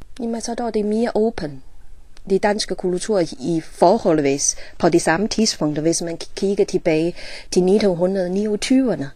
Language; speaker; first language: Danish; non-native, fluent; Chinese